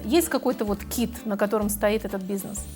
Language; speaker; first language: Russian; native; Russian